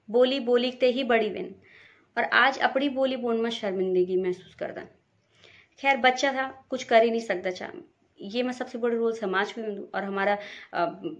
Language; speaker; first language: Hindi; non-native, local second language; Garhwali